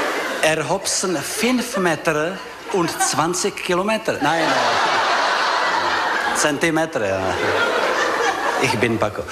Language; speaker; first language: German; non-native, learner; Czech